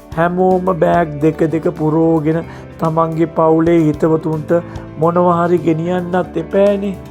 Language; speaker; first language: Sinhala; native; Sinhala